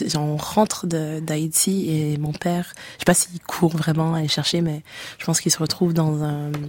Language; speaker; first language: French; native; French